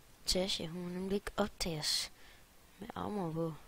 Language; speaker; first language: Danish; native; Danish